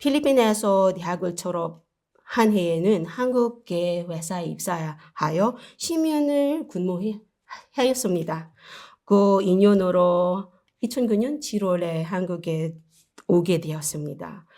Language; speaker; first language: Korean; non-native, learner; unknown